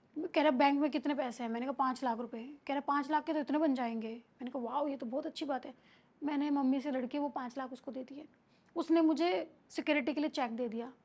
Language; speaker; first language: Hindi; native; Hindi